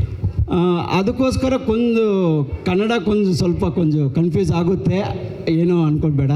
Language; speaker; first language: Kannada; non-native, learner; Telugu